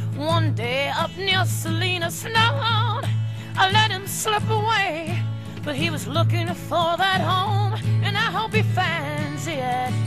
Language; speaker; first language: English; native; English